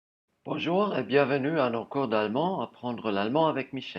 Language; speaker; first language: French; non-native, fluent; German